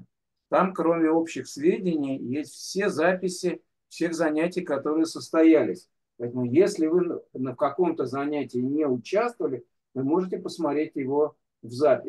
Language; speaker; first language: Russian; native; Russian